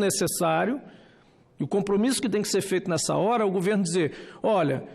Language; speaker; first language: Portuguese; native; Portuguese